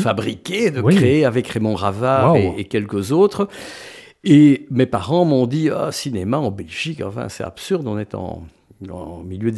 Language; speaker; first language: French; native; French